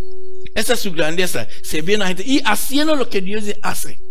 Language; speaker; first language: Spanish; non-native, learner; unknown